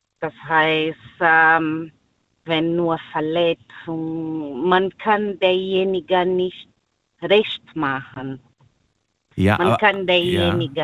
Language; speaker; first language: German; non-native, learner; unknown